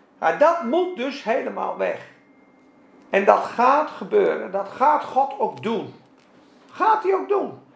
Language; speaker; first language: Dutch; non-native, fluent; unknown